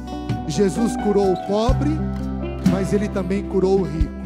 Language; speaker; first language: Portuguese; native; Portuguese